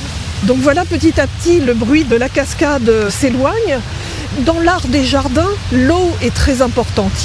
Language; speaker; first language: French; native; French